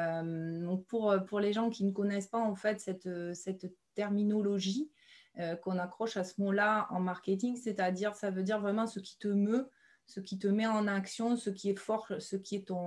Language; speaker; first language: French; native; French